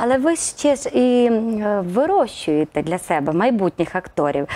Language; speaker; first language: Ukrainian; native; Ukrainian